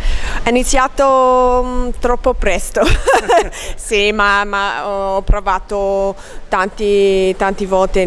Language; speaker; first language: Italian; non-native, learner; English